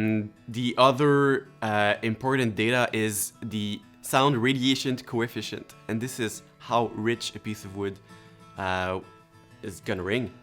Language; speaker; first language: English; non-native, local second language; French